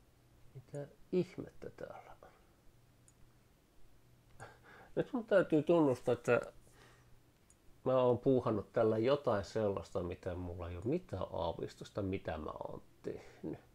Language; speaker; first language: Finnish; native; Finnish